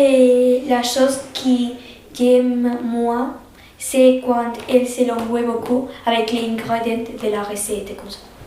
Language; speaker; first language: French; non-native, learner; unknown